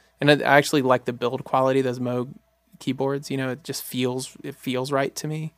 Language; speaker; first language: English; native; English